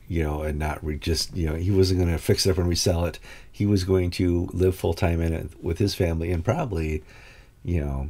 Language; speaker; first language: English; native; English